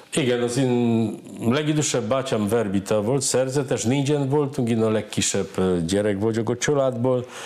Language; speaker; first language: Hungarian; non-native, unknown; Polish